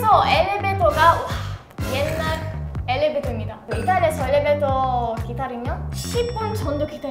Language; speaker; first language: Korean; non-native, learner; Italian